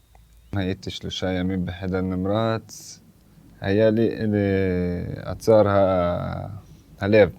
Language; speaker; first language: Hebrew; non-native, local second language; Arabic